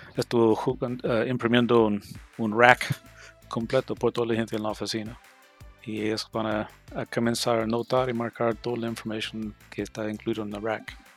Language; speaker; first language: Spanish; non-native, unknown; English